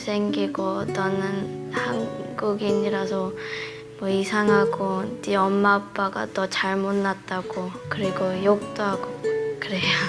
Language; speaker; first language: Korean; early bilingual, heritage; Korean